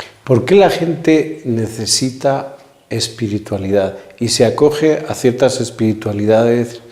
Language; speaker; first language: Spanish; native; Spanish